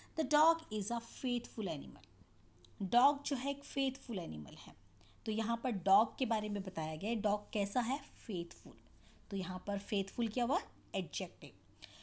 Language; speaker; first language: Hindi; native; Hindi